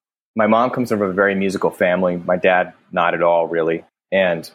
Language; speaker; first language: English; native; English